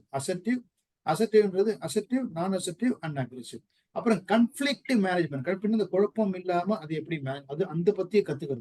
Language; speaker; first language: Tamil; native; Tamil